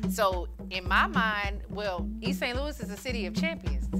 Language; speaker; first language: English; native; English